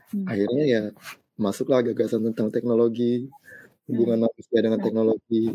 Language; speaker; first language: Indonesian; native; Indonesian